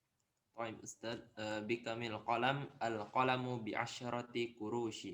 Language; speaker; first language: Arabic; non-native, learner; Indonesian